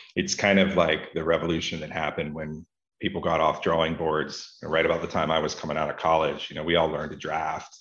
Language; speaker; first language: English; native; English